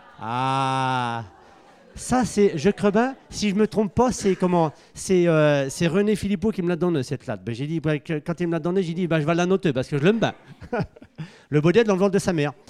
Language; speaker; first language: French; native; French